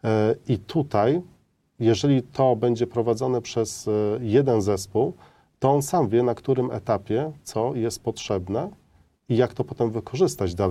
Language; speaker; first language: Polish; native; Polish